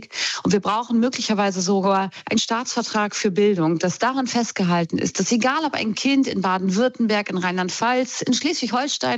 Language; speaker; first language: German; native; German